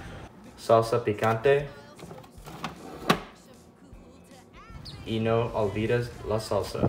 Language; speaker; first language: Spanish; non-native, learner; English